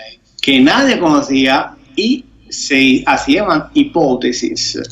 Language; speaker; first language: Spanish; non-native, fluent; Italian